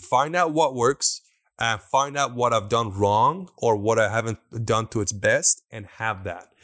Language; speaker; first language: English; non-native, fluent; Persian